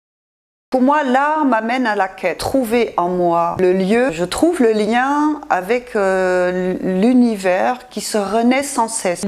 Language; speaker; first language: French; non-native, fluent; Dutch